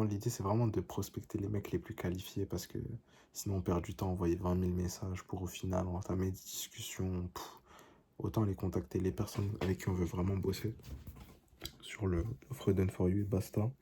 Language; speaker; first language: French; native; French